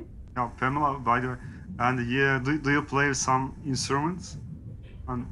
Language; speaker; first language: English; non-native, learner; Turkish